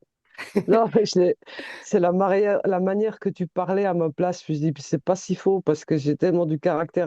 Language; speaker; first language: French; native; French